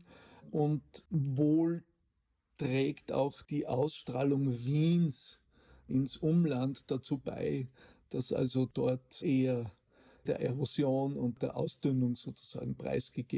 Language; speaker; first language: German; native; German